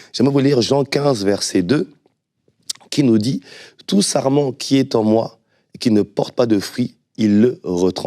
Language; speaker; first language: French; native; French